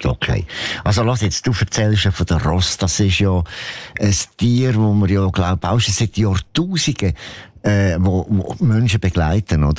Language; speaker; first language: German; native; German